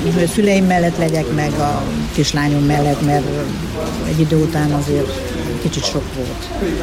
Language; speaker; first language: Hungarian; native; Hungarian